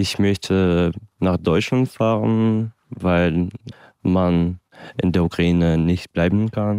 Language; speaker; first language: German; non-native, learner; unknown